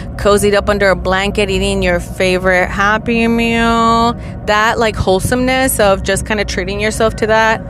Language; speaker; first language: English; early bilingual, other home language; Spanish